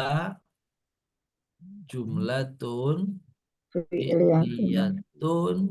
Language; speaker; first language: Arabic; non-native, fluent; Indonesian